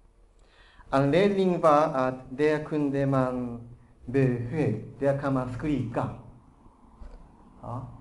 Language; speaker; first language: Swedish; non-native, fluent; Japanese